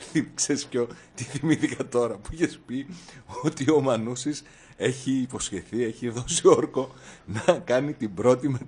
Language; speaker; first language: Greek; native; Greek